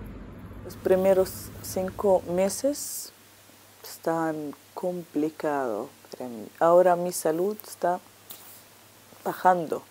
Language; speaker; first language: Spanish; non-native, learner; Arabic